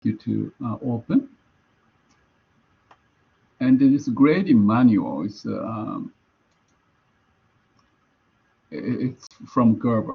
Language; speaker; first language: English; non-native, fluent; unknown